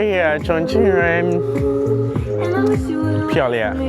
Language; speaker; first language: Chinese; non-native, learner; English